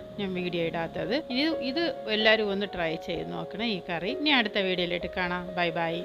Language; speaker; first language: Malayalam; native; Malayalam